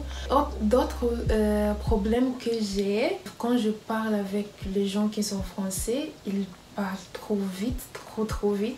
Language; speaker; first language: French; non-native, learner; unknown